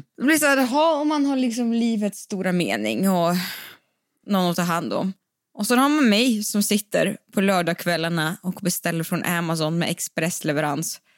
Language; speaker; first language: Swedish; native; Swedish